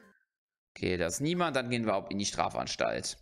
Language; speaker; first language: German; native; German